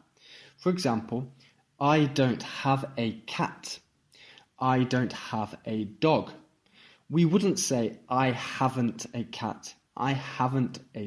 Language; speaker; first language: English; native; English